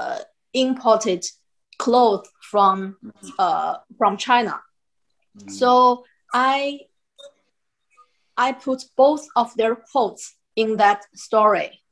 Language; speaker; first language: English; non-native, fluent; Chinese